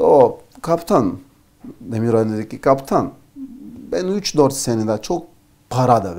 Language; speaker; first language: Turkish; non-native, learner; Portuguese